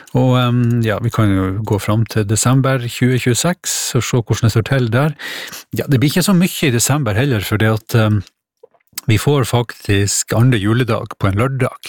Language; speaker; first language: Norwegian; native; Norwegian